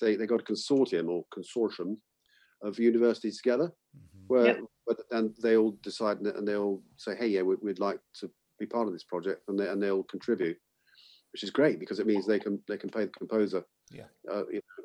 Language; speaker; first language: English; native; English